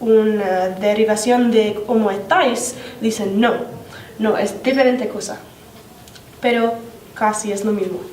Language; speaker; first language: Spanish; non-native, learner; English